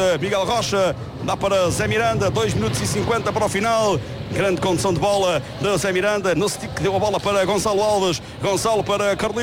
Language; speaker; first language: Portuguese; native; Portuguese